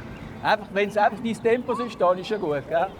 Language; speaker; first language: German; native; German